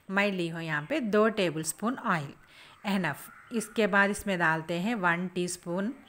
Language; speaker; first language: Hindi; native; Hindi